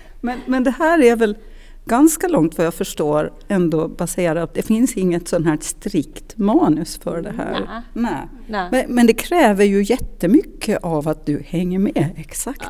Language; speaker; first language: Swedish; native; Swedish